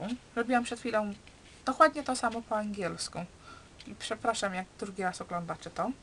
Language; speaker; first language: Polish; early bilingual, heritage; Polish